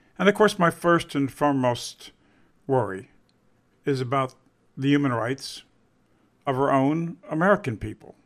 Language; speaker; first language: English; native; English